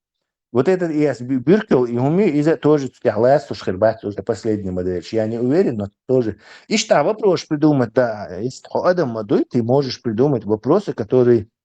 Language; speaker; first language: Russian; non-native, local second language; Chechen